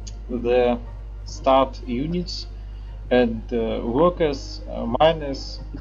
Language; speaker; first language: English; non-native, learner; Russian